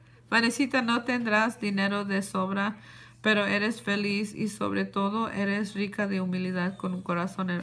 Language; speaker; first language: Spanish; early bilingual, heritage; Spanish